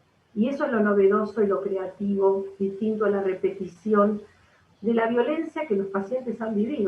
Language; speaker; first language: Spanish; native; Spanish